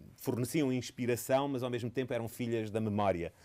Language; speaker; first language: Portuguese; native; Portuguese